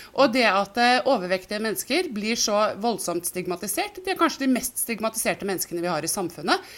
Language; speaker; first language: Norwegian; native; Norwegian